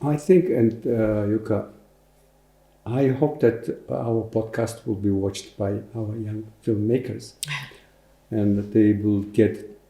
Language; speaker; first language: English; non-native, fluent; Mongolian